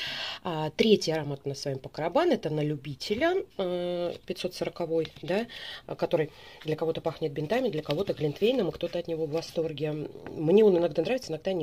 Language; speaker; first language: Russian; native; Russian